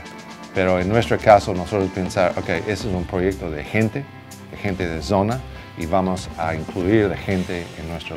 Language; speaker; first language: Spanish; non-native, learner; English